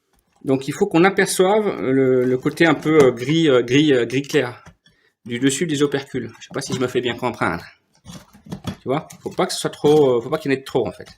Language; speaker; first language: French; native; French